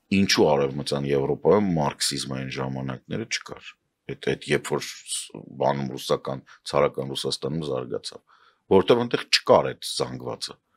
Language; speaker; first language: Armenian; native; Armenian